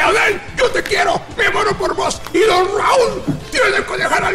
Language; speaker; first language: Spanish; native; Spanish